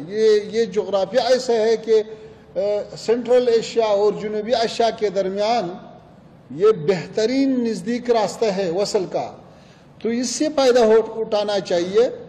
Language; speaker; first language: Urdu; non-native, fluent; Pashto